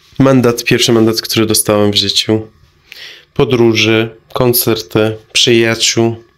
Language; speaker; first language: Polish; non-native, fluent; Persian